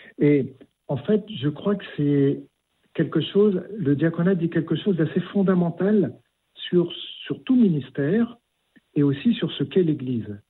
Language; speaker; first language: French; native; French